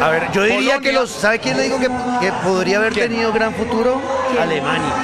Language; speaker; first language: Spanish; native; Spanish